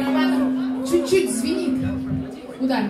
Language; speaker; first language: Russian; native; Russian